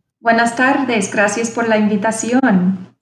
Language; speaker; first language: Spanish; non-native, fluent; English